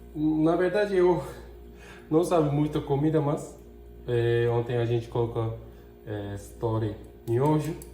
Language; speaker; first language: Portuguese; non-native, learner; Turkish